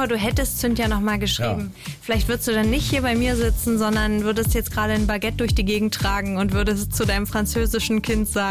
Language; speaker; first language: German; native; German